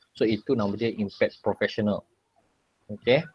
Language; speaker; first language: English; non-native, local second language; Malay